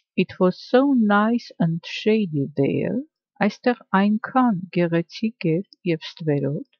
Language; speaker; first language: English; non-native, fluent; Armenian